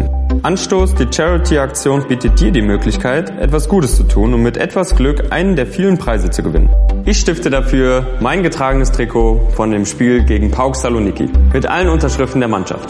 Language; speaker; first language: German; native; German